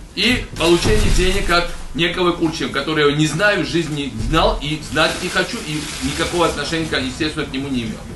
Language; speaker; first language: Russian; non-native, local second language; Georgian